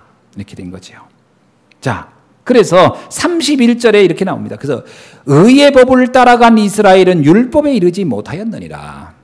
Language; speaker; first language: Korean; native; Korean